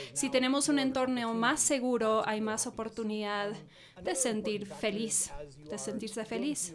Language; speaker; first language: Spanish; non-native, fluent; English